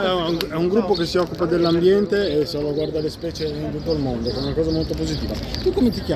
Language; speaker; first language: Italian; native; Italian